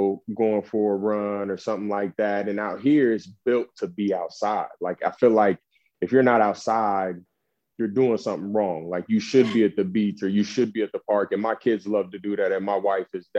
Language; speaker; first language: English; native; English